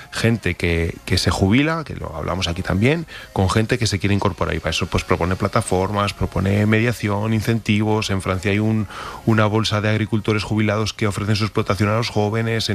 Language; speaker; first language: Spanish; native; Spanish